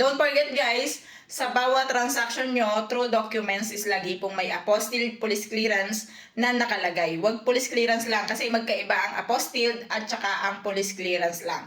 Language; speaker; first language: Filipino; native; Filipino